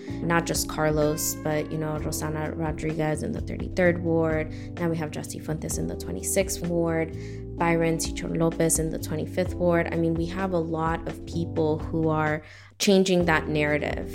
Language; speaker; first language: English; early bilingual, other home language; Spanish